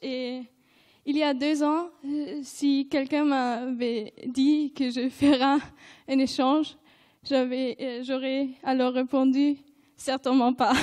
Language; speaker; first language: French; non-native, fluent; German